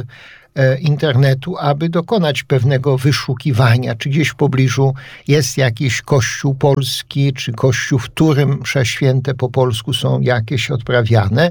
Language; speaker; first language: Polish; native; Polish